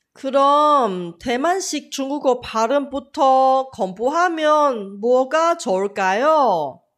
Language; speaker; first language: Korean; non-native, fluent; Chinese